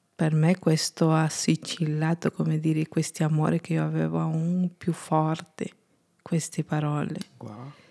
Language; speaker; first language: Italian; non-native, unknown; Spanish